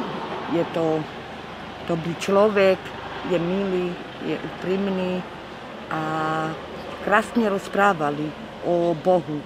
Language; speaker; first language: Slovak; non-native, local second language; Romany